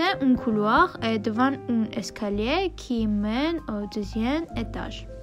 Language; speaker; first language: French; non-native, learner; Armenian